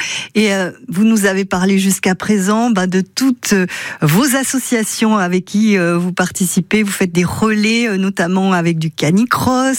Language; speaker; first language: French; native; French